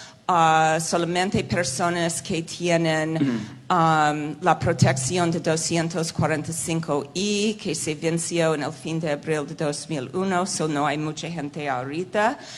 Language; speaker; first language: Spanish; non-native, fluent; English